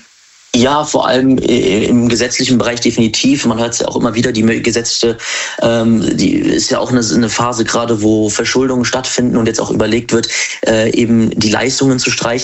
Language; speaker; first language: German; native; German